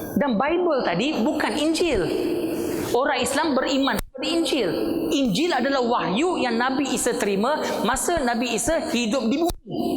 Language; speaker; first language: Malay; non-native, local second language; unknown